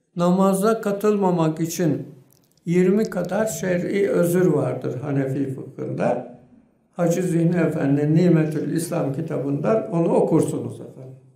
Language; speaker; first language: Turkish; native; Turkish